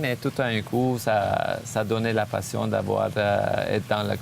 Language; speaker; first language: French; non-native, fluent; Armenian